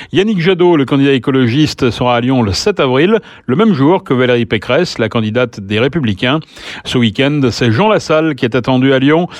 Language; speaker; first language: French; native; French